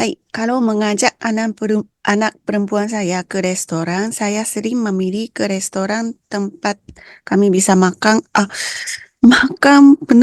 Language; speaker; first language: Indonesian; non-native, learner; Japanese